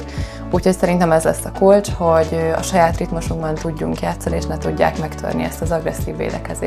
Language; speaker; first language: Hungarian; native; Hungarian